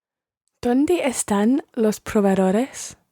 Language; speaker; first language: Spanish; non-native, learner; English